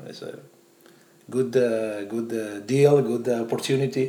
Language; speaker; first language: English; non-native, learner; Italian